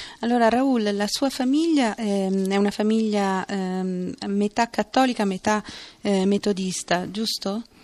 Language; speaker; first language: Italian; native; Italian